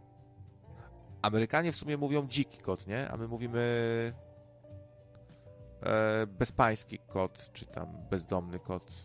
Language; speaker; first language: Polish; native; Polish